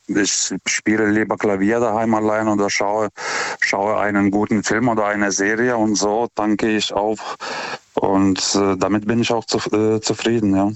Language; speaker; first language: German; non-native, fluent; Lithuanian